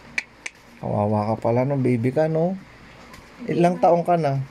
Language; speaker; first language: Filipino; native; Filipino